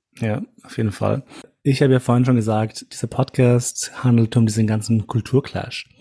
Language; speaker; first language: German; early bilingual, other home language; Albanian